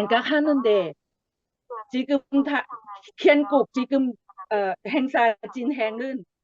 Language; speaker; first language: Korean; non-native, learner; Thai